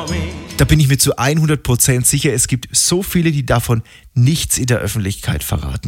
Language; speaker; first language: German; native; German